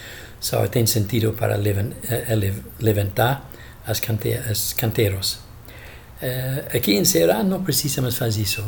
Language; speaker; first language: Portuguese; non-native, fluent; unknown